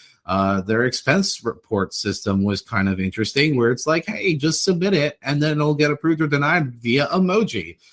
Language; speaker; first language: English; native; English